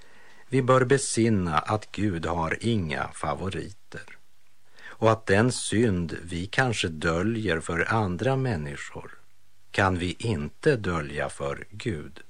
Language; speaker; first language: Swedish; native; Swedish